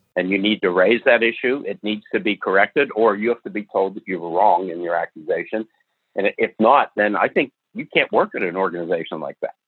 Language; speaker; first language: English; native; English